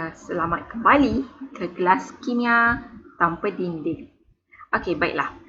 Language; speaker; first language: Malay; native; Malay